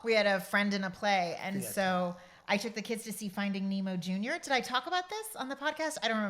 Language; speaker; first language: English; native; English